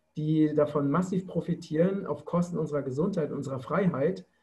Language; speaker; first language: German; native; German